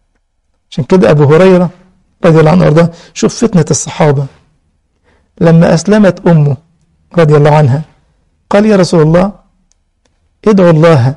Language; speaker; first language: Arabic; native; Arabic